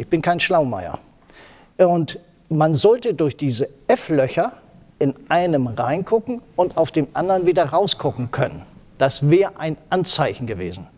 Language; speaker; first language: German; native; German